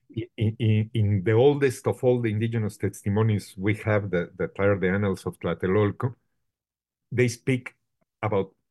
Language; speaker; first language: English; non-native, fluent; Spanish